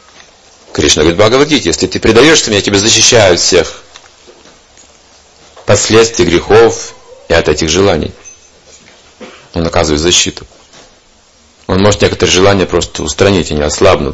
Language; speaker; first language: Russian; native; Russian